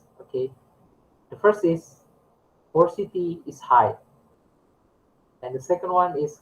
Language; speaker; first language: English; non-native, learner; Indonesian